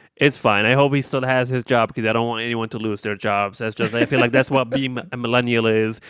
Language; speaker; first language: English; non-native, fluent; Arabic